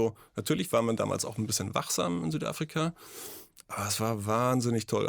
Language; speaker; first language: German; native; German